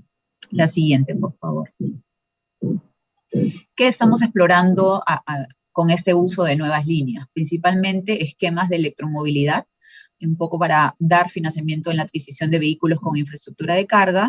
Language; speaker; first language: Spanish; native; Spanish